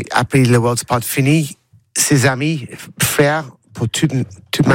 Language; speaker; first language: French; non-native, learner; English